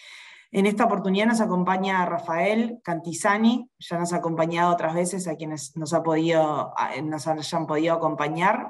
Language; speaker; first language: Spanish; native; Spanish